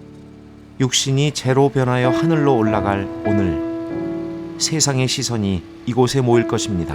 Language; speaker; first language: Korean; native; Korean